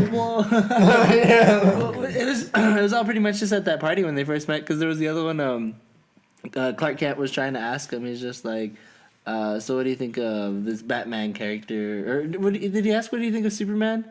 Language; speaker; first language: English; native; English